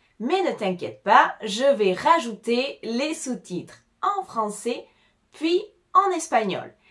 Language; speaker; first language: French; native; French